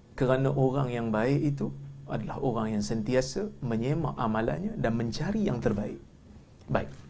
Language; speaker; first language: Malay; native; Malay